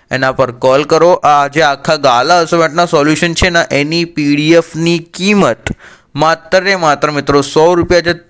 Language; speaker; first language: Gujarati; native; Gujarati